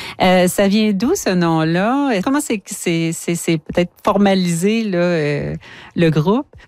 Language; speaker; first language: French; native; French